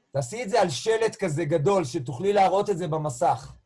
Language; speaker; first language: Hebrew; native; Hebrew